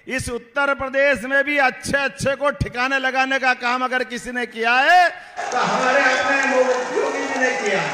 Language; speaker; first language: Hindi; native; Hindi